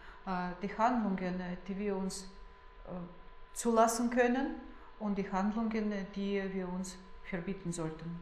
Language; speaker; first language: German; non-native, fluent; Russian